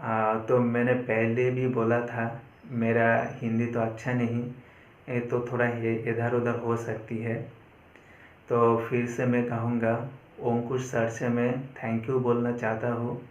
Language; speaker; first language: Hindi; non-native, local second language; Bangla